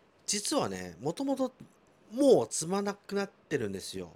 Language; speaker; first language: Japanese; non-native, fluent; Chinese